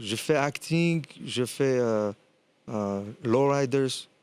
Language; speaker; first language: French; non-native, fluent; Armenian